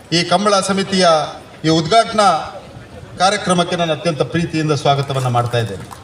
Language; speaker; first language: Kannada; non-native, local second language; Tulu